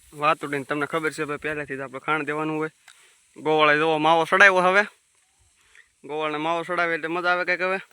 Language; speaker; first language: Gujarati; native; Gujarati